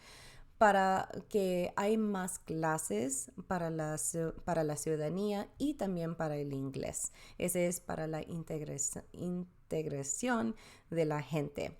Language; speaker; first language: Spanish; early bilingual, heritage; Spanish